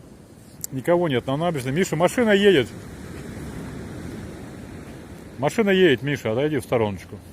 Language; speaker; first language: Russian; native; Russian